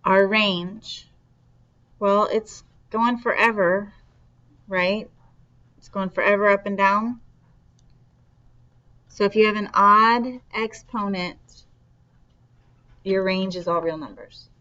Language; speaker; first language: English; native; English